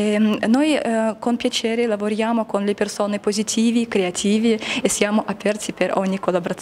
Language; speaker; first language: Italian; non-native, learner; Russian